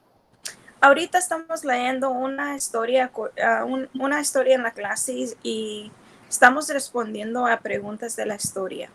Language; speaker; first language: Spanish; early bilingual, heritage; Spanish